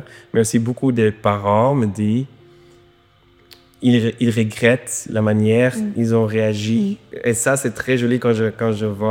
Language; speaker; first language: French; non-native, learner; Dutch